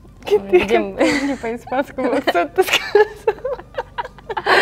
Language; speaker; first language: Russian; native; Russian